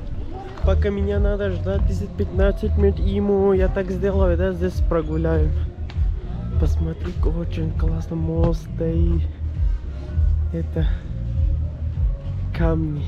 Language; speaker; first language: Russian; non-native, learner; Urdu